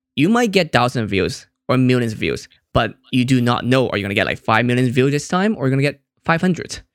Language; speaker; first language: English; non-native, local second language; Cantonese